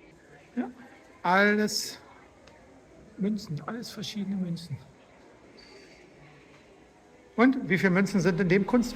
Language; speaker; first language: German; native; German